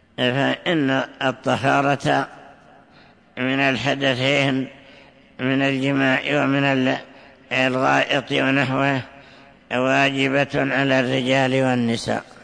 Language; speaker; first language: Arabic; native; Arabic